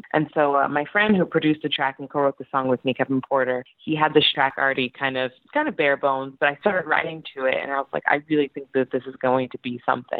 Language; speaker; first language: English; native; English